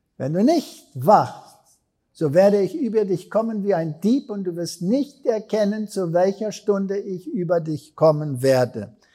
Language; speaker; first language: German; non-native, fluent; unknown